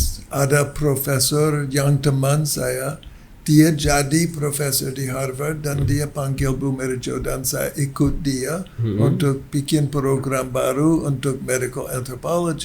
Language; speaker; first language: Indonesian; non-native, learner; English